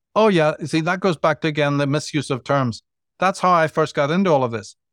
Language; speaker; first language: English; native; English